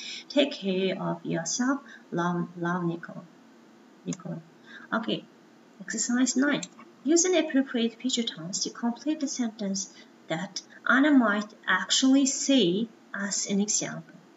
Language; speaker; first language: English; non-native, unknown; Mongolian